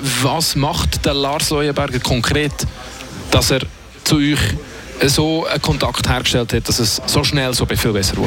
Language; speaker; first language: German; native; German